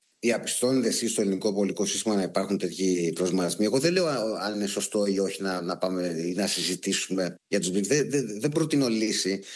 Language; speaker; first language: Greek; native; Greek